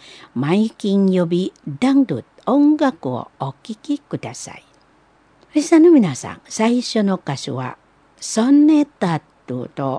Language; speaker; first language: Japanese; non-native, learner; Indonesian